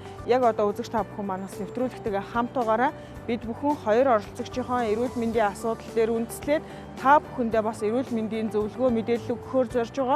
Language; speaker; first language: Mongolian; native; Mongolian